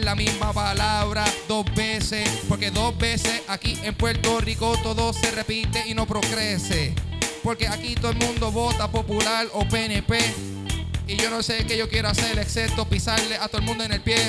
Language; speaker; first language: Spanish; native; Spanish